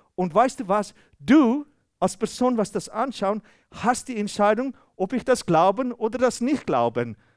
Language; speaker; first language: German; non-native, fluent; Afrikaans